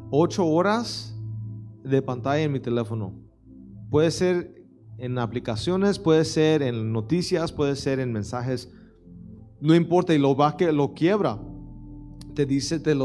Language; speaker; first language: Spanish; early bilingual, heritage; Spanish